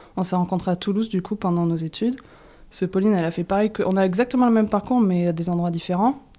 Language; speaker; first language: French; native; French